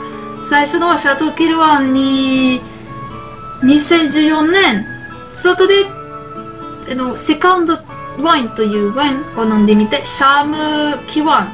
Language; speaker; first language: Japanese; non-native, learner; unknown